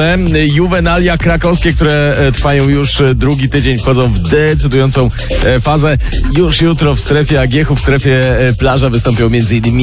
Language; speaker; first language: Polish; native; Polish